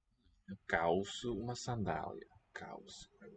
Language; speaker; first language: Portuguese; non-native, learner; English